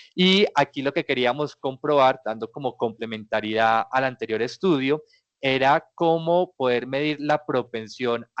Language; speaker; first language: Spanish; native; Spanish